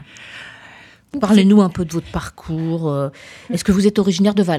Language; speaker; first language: French; native; French